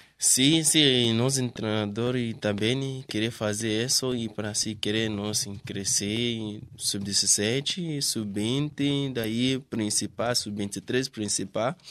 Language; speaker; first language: Portuguese; non-native, learner; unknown